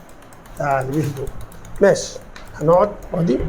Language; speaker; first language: Arabic; native; Arabic